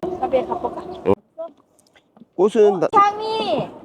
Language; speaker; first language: Korean; non-native, learner; Thai